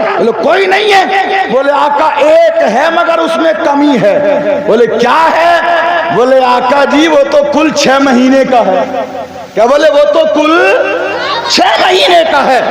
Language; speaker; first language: Urdu; native; Urdu